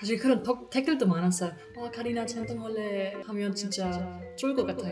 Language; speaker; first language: Korean; non-native, fluent; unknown